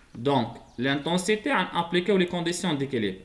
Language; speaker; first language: French; non-native, local second language; Arabic